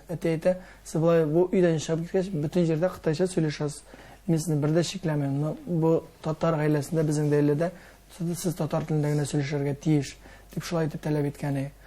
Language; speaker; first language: Tatar; early bilingual, heritage; Tatar